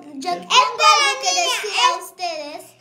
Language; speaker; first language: Spanish; non-native, learner; Haitian Creole